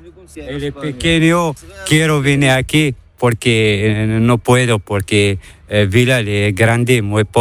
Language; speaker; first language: Spanish; non-native, learner; Arabic